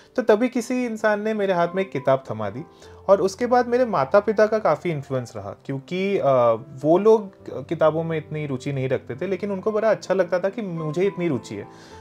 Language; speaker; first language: Hindi; non-native, local second language; Bangla